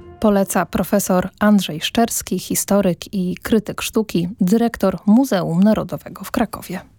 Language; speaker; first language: Polish; native; Polish